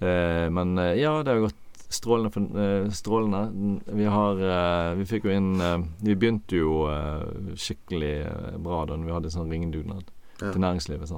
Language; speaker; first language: Norwegian; native; Norwegian